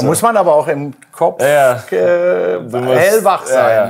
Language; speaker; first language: German; native; German